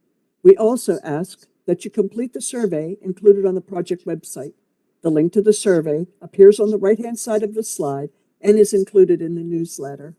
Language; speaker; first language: English; native; English